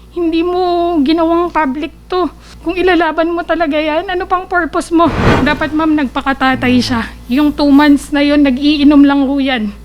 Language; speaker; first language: Filipino; native; Filipino